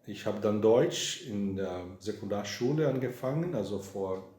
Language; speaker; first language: German; non-native, fluent; Portuguese